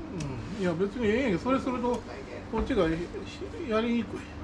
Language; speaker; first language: Japanese; native; Japanese